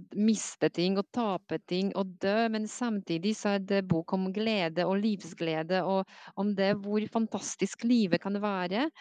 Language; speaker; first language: Norwegian; non-native, fluent; Polish